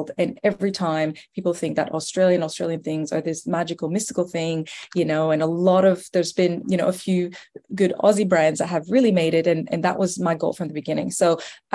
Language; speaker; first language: English; non-native, fluent; French